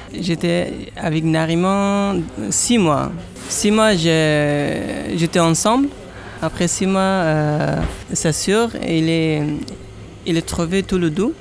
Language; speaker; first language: French; non-native, learner; Persian